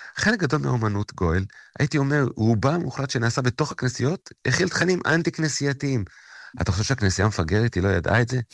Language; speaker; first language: Hebrew; native; Hebrew